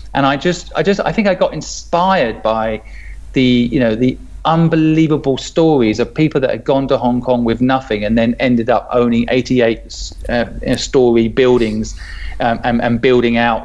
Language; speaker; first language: English; native; English